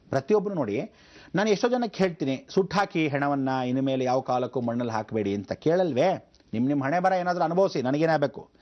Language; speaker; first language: Kannada; native; Kannada